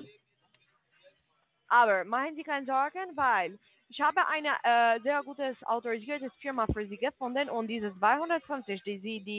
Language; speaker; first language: German; non-native, fluent; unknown